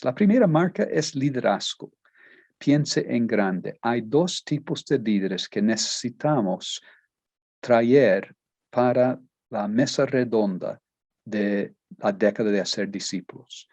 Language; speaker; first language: Spanish; non-native, fluent; Portuguese